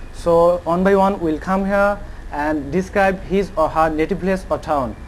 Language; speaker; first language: English; non-native, learner; Bangla